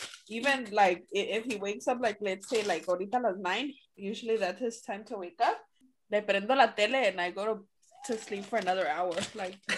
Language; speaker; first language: English; early bilingual, other home language; Spanish